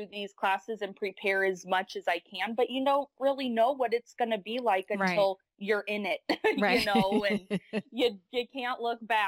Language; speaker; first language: English; native; English